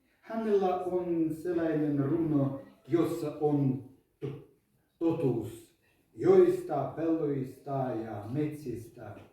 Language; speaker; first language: Finnish; non-native, learner; Ukrainian